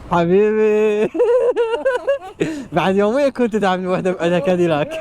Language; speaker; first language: Arabic; native; Arabic